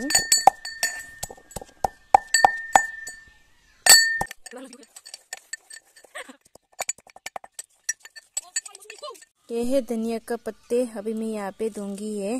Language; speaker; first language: Hindi; non-native, local second language; Kok Borok